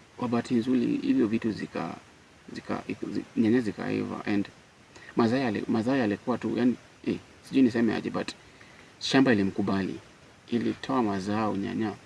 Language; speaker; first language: Swahili; non-native, local second language; Luo (Kenya and Tanzania)